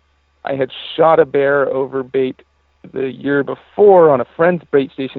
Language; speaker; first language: English; native; English